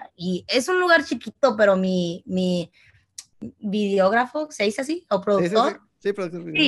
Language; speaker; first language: Spanish; early bilingual, heritage; Spanish